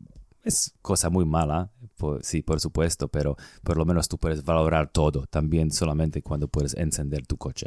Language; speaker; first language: Spanish; non-native, fluent; Slovak